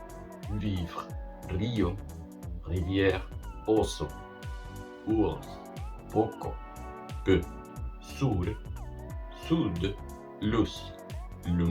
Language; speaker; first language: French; non-native, learner; Spanish